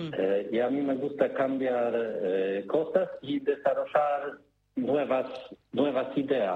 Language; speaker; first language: Spanish; non-native, learner; Polish